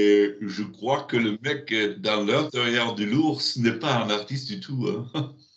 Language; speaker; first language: French; non-native, learner; German